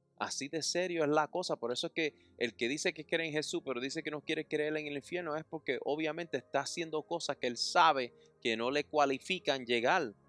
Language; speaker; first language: Spanish; early bilingual, heritage; Spanish